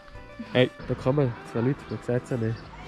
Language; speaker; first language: German; native; German